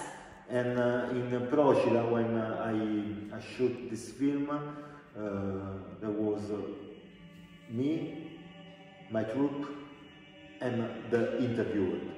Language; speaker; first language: English; non-native, learner; Italian